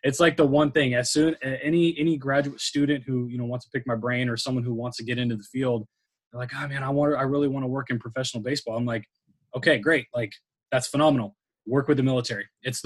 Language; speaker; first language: English; native; English